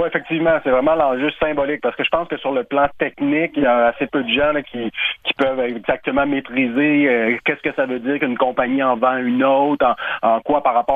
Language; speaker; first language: French; native; French